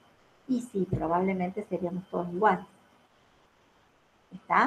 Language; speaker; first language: Spanish; native; Spanish